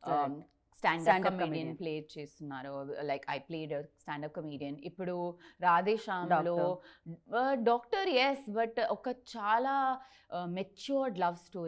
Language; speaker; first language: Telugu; non-native, learner; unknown